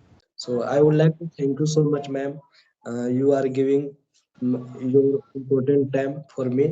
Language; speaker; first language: English; non-native, learner; Hindi